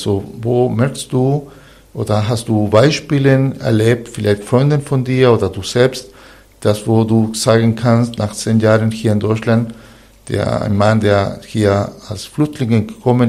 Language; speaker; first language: German; non-native, fluent; Spanish